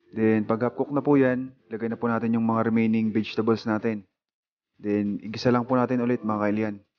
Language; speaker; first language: Filipino; non-native, local second language; Iloko